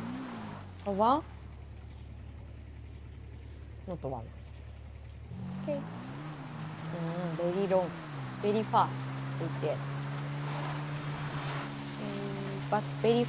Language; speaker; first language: English; non-native, learner; Japanese